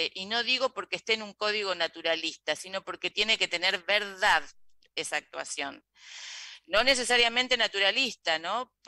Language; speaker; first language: Spanish; native; Spanish